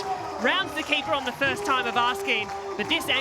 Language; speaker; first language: English; native; English